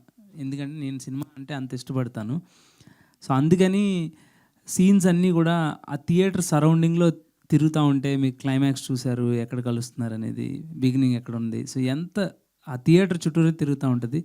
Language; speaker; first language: Telugu; native; Telugu